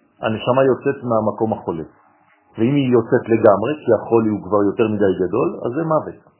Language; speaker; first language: Hebrew; non-native, fluent; French